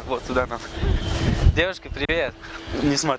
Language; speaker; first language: Russian; non-native, local second language; Tajik